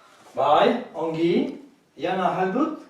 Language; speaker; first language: Basque; non-native, learner; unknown